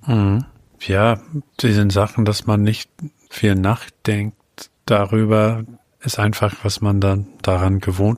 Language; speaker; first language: German; non-native, fluent; English